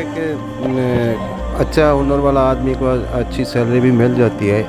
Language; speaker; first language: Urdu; non-native, local second language; Punjabi